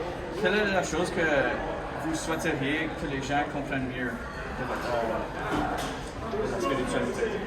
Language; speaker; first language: French; native; French